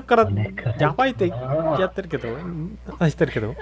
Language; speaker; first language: Japanese; native; Japanese